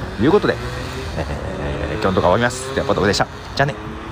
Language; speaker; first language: Japanese; native; Japanese